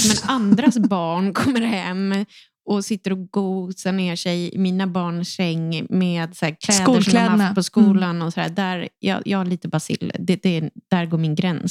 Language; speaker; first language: Swedish; native; Swedish